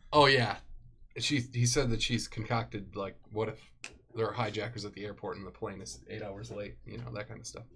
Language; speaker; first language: English; native; English